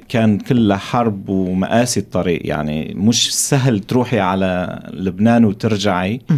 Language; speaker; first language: Arabic; non-native, local second language; Kurdish